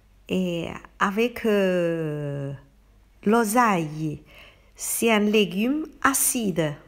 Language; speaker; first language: French; non-native, learner; Chinese